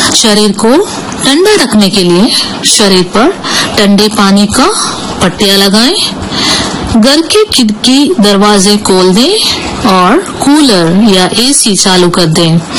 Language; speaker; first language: Hindi; native; Hindi